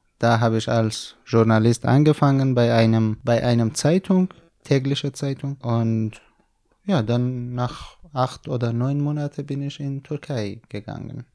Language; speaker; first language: German; non-native, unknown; Central Kurdish